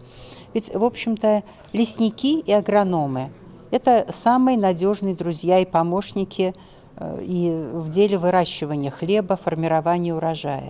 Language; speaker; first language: Russian; native; Russian